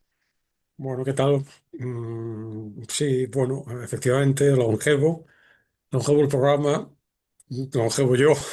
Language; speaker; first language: Spanish; native; Spanish